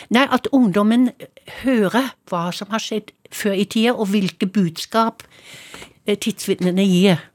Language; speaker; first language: Norwegian; non-native, fluent; German